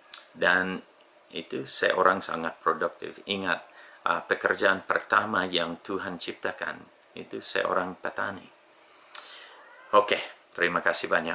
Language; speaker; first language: Indonesian; non-native, fluent; English